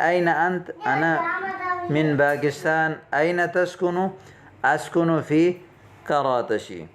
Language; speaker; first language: Arabic; non-native, fluent; Urdu